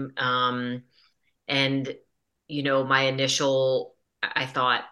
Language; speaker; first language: English; native; English